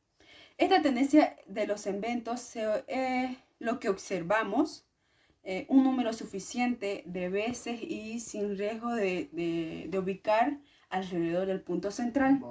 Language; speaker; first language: Spanish; native; Spanish